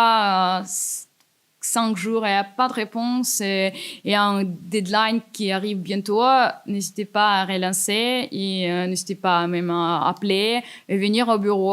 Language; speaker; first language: French; non-native, fluent; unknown